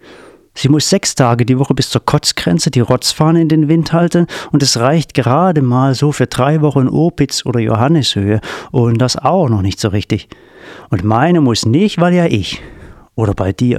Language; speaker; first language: German; native; German